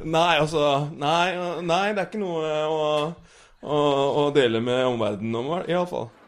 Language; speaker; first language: Norwegian; early bilingual, other home language; Urdu